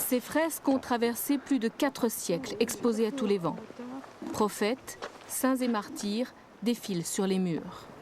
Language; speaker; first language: French; native; French